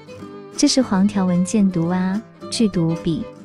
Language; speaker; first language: Chinese; native; Chinese